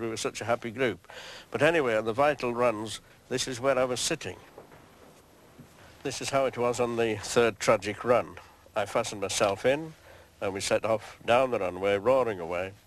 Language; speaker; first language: English; native; English